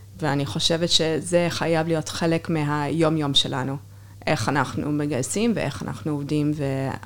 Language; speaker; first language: Hebrew; non-native, fluent; English